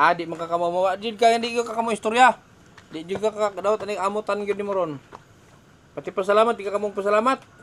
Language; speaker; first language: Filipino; non-native, local second language; Cebuano